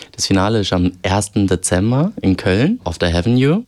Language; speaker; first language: German; early bilingual, other home language; Albanian